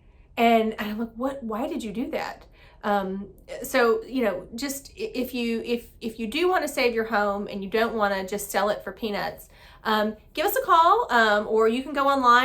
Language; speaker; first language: English; native; English